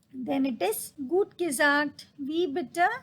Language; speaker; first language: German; non-native, fluent; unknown